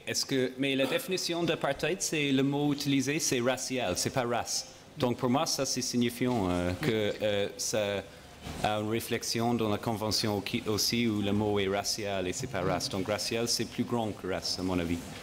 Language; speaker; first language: French; non-native, fluent; English